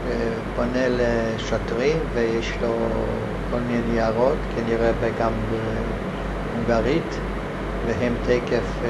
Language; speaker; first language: Hebrew; non-native, fluent; Hungarian